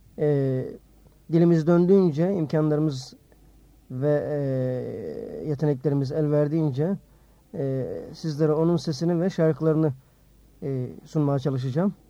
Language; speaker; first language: Turkish; native; Turkish